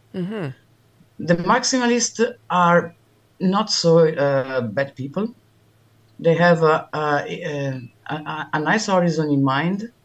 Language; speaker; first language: English; non-native, learner; Italian